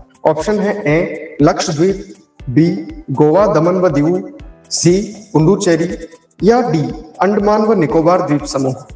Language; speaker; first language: Hindi; native; Hindi